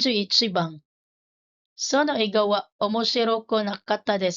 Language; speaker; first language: Japanese; non-native, fluent; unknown